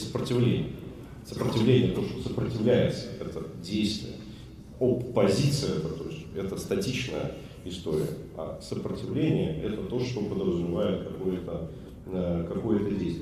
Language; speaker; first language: Russian; native; Russian